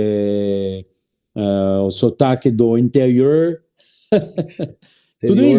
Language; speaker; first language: Portuguese; non-native, learner; French